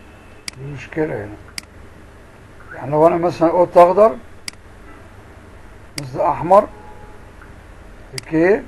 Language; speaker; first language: Arabic; native; Arabic